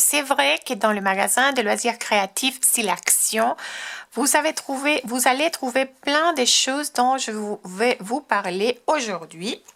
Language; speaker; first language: French; non-native, fluent; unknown